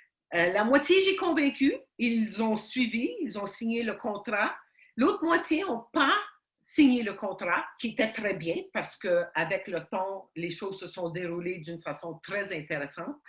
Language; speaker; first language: French; early bilingual, heritage; Ukrainian